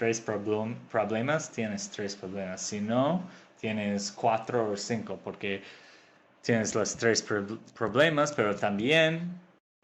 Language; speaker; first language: Spanish; non-native, fluent; English